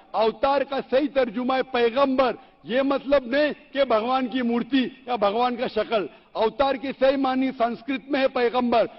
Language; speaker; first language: Hindi; non-native, local second language; Konkani